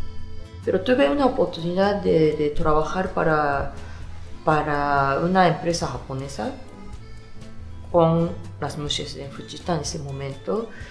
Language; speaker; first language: Spanish; non-native, fluent; Japanese